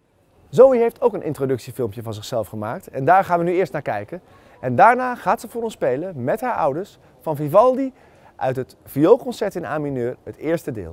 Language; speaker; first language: Dutch; native; Dutch